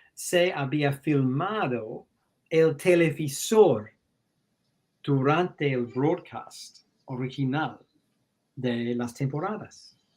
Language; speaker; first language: Spanish; non-native, fluent; English